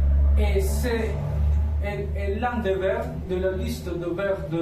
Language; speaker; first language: French; non-native, fluent; Spanish